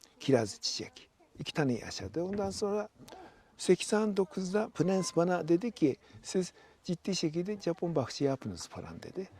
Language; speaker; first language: Turkish; non-native, fluent; Japanese